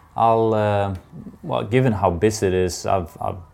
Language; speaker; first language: English; non-native, fluent; Swedish